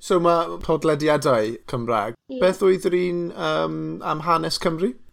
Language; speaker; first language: Welsh; non-native, local second language; English